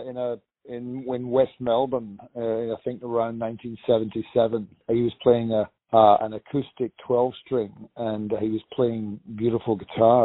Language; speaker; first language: English; native; English